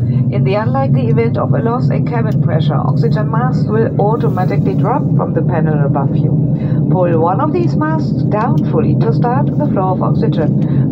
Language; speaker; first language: English; non-native, fluent; German